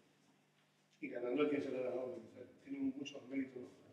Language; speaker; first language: Spanish; native; Spanish